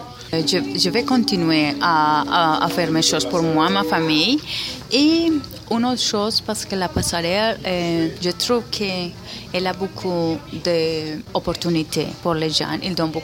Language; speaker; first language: French; non-native, fluent; Spanish